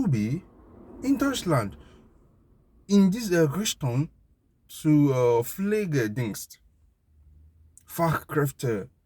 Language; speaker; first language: German; non-native, learner; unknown